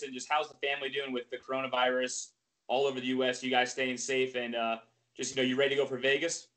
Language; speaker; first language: English; native; English